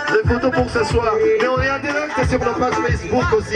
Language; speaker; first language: French; non-native, local second language; Rundi